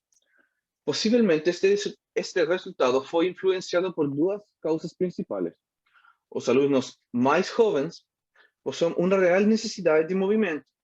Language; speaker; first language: Portuguese; non-native, learner; Spanish